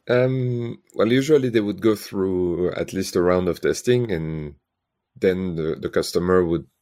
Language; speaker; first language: English; non-native, fluent; French